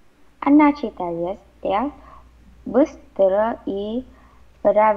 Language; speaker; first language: Russian; non-native, learner; Vietnamese